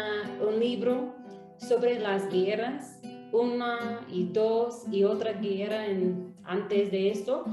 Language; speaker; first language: Spanish; non-native, fluent; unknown